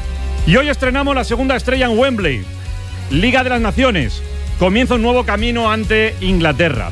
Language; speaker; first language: Spanish; native; Spanish